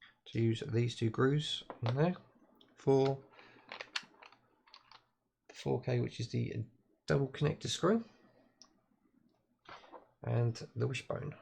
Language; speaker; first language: English; native; English